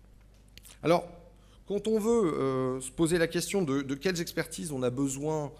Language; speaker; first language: French; native; French